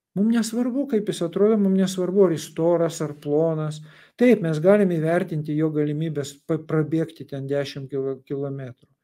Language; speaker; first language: Lithuanian; non-native, local second language; Russian